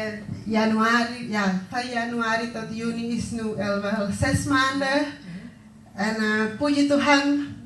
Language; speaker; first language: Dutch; non-native, learner; Indonesian